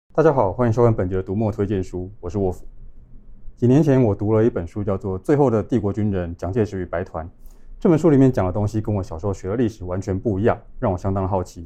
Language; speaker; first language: Chinese; native; Chinese